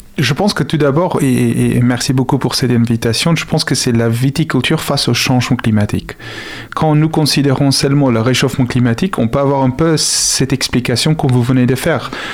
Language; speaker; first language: French; non-native, fluent; Afrikaans